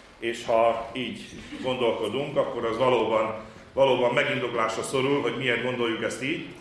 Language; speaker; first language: Hungarian; native; Hungarian